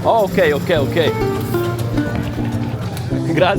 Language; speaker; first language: Spanish; non-native, learner; French